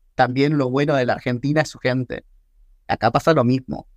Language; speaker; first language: Spanish; native; Spanish